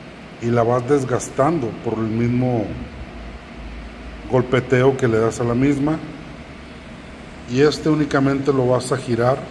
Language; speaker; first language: Spanish; native; Spanish